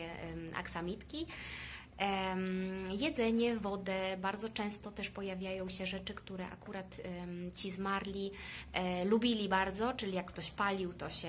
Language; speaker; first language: Polish; native; Polish